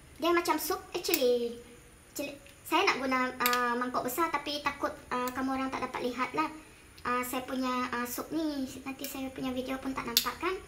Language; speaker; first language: Malay; non-native, local second language; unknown